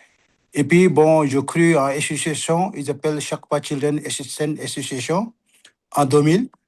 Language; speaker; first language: French; non-native, learner; Sherpa